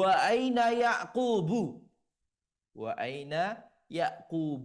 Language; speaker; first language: Arabic; non-native, fluent; Indonesian